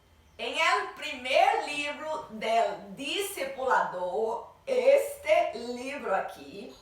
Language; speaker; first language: Spanish; non-native, learner; Portuguese